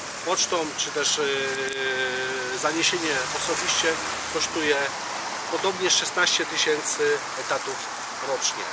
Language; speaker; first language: Polish; native; Polish